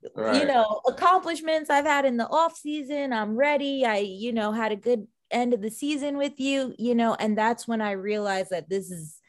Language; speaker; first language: English; native; English